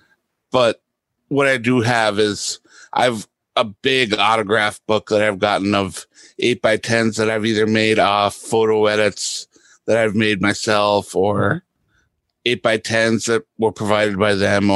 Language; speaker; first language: English; native; English